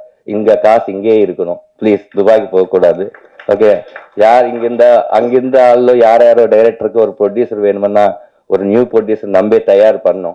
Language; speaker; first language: Tamil; non-native, learner; Telugu